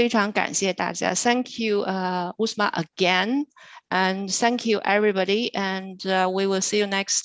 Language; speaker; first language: English; non-native, fluent; Chinese